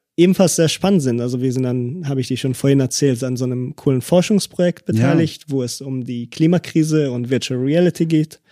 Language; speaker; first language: German; early bilingual, other home language; Hebrew